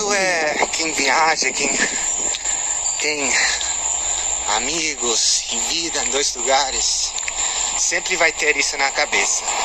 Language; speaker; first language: Portuguese; non-native, fluent; English